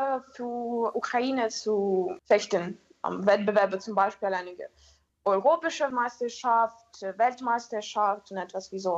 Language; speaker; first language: German; non-native, learner; Ukrainian